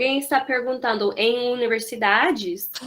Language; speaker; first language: Portuguese; non-native, fluent; English